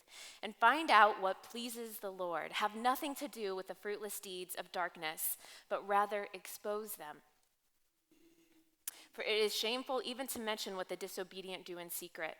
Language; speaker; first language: English; native; English